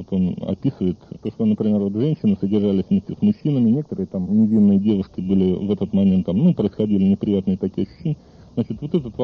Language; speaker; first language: Russian; native; Russian